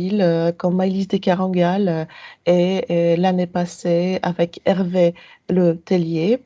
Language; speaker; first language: French; non-native, fluent; Polish